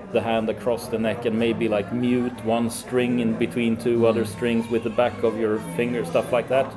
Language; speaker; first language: English; early bilingual, other home language; Swedish